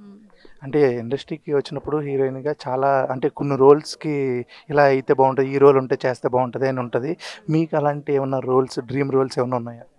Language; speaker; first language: Telugu; native; Telugu